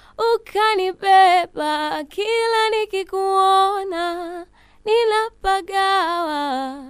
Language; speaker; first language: English; non-native, local second language; Swahili